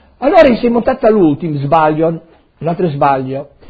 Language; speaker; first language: Italian; non-native, learner; Friulian